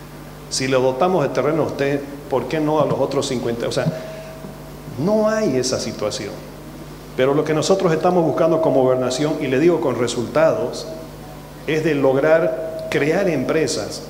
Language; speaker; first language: Spanish; native; Spanish